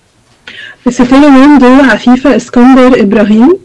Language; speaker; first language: French; non-native, fluent; Arabic